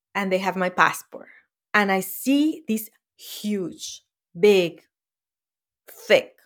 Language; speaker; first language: English; non-native, fluent; Spanish